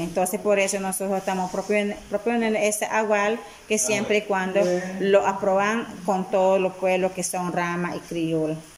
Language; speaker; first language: Spanish; non-native, local second language; English